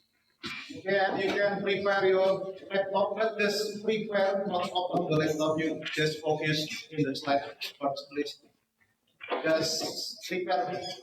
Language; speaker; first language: English; non-native, learner; Indonesian